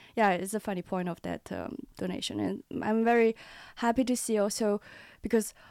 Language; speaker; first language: English; non-native, learner; Chinese